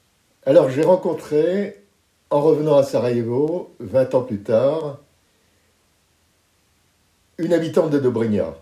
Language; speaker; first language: French; native; French